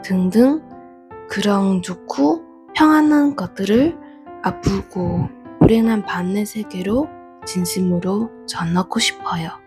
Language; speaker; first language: Korean; non-native, fluent; Vietnamese